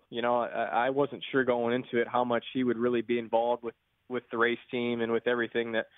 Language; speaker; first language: English; native; English